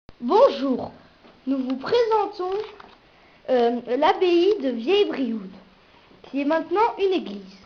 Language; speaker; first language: French; native; French